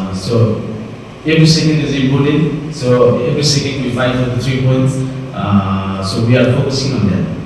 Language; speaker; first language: English; non-native, fluent; Nepali